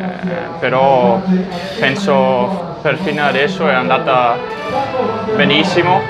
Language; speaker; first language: Italian; non-native, fluent; Danish